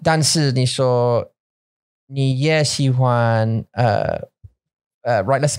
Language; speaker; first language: Chinese; non-native, learner; English